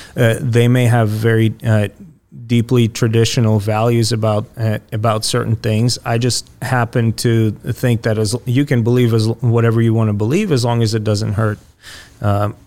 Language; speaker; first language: English; early bilingual, other home language; Russian